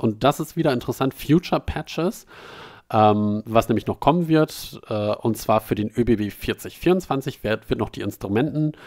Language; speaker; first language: German; native; German